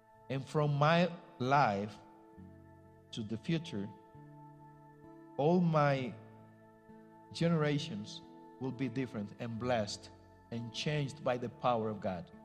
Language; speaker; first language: English; non-native, fluent; Spanish